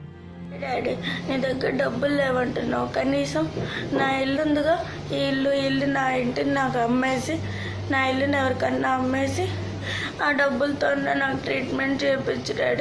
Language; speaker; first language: Telugu; native; Telugu